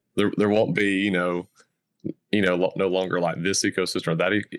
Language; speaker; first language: English; native; English